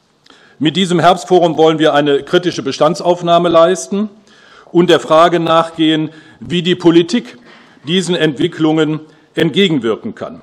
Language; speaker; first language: German; native; German